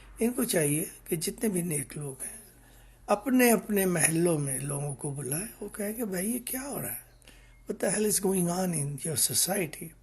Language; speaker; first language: Urdu; native; Urdu